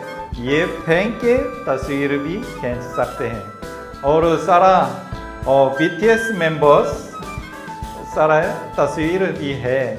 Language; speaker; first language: Hindi; non-native, learner; Korean